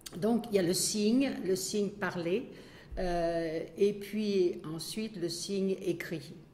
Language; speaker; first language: French; native; French